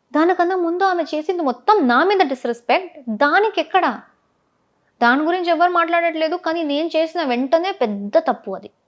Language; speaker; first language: Telugu; non-native, local second language; Tamil